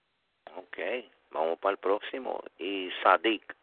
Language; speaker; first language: Spanish; early bilingual, heritage; Spanish